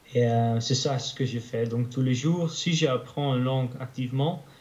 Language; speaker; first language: French; non-native, learner; Dutch